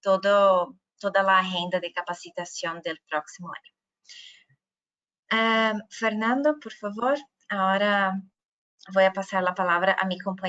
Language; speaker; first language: Spanish; non-native, fluent; Portuguese